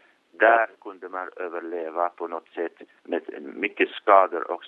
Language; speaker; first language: Swedish; non-native, fluent; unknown